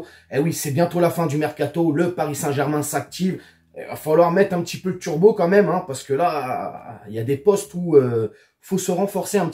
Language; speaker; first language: French; native; French